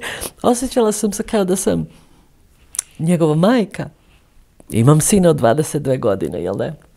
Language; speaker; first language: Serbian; early bilingual, other home language; Croatian